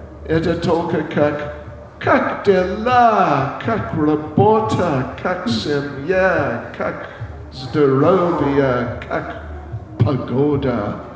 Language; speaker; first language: Russian; non-native, learner; English